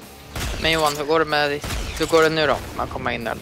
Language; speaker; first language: Swedish; native; Swedish